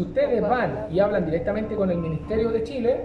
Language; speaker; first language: Spanish; native; Spanish